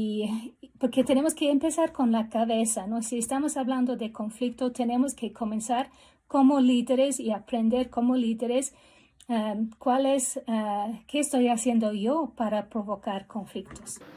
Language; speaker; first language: Spanish; non-native, fluent; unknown